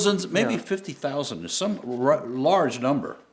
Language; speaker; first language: English; native; English